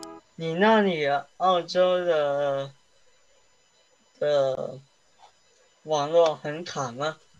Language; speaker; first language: Chinese; early bilingual, heritage; Chinese